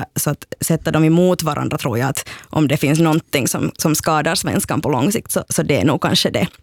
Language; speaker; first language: Swedish; native; Swedish